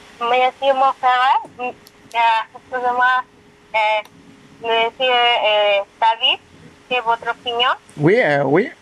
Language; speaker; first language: French; non-native, learner; Spanish